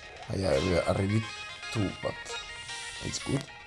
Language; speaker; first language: English; non-native, fluent; Italian